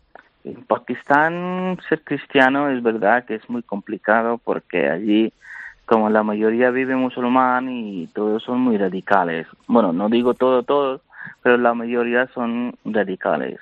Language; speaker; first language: Spanish; non-native, learner; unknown